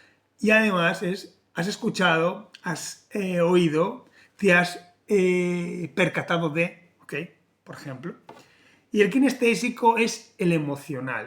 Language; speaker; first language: Spanish; native; Spanish